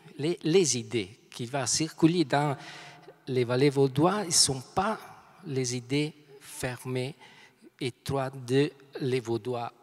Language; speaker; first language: French; non-native, fluent; Italian